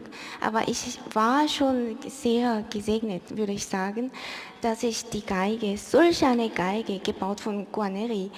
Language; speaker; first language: German; early bilingual, other home language; Korean